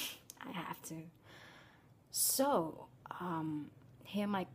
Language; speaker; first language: English; non-native, learner; Vietnamese